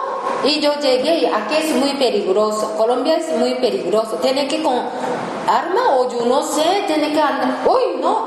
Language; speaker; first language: Spanish; non-native, learner; Japanese